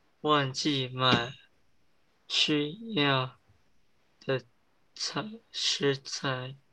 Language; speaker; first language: Chinese; early bilingual, heritage; English